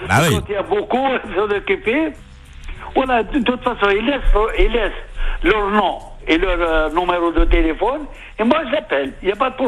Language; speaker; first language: French; non-native, fluent; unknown